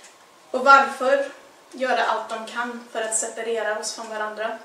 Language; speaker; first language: Swedish; non-native, fluent; English